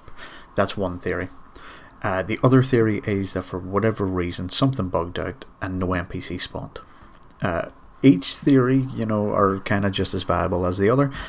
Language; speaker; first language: English; native; English